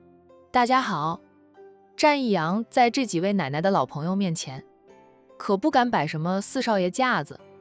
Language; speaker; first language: Chinese; native; Chinese